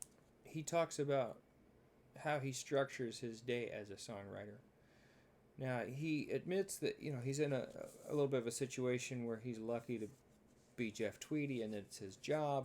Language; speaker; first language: English; native; English